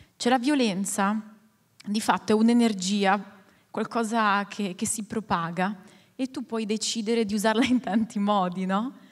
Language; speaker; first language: Italian; native; Italian